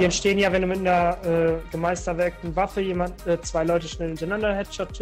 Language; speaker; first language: German; native; German